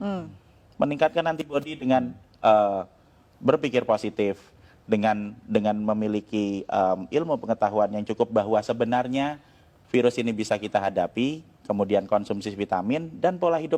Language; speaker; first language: Indonesian; native; Indonesian